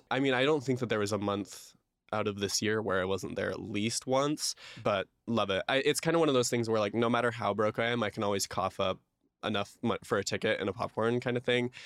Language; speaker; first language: English; native; English